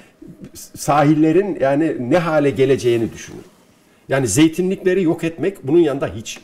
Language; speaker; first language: Turkish; native; Turkish